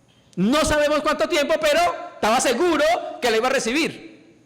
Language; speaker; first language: Spanish; native; Spanish